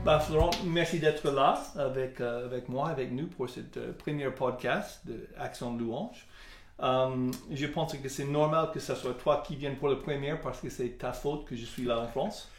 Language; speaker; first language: French; non-native, fluent; English